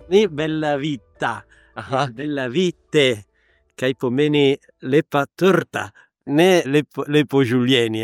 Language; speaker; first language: Slovenian; non-native, learner; Italian